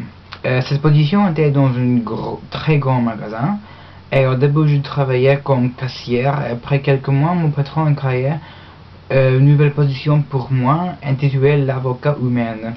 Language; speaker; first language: French; non-native, learner; English